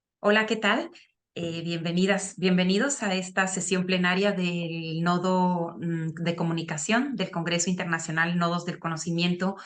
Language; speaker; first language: Spanish; native; Spanish